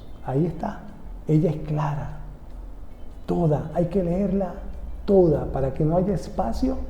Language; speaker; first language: Spanish; native; Spanish